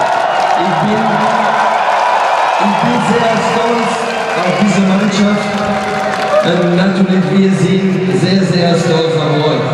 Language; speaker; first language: German; non-native, learner; Catalan